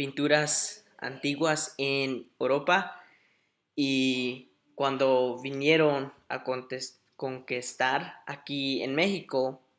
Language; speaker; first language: Spanish; early bilingual, heritage; Spanish